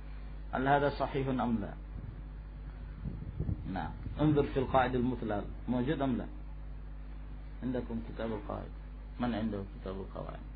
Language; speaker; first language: Arabic; non-native, fluent; Indonesian